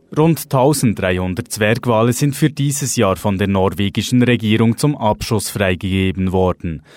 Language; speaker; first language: German; native; German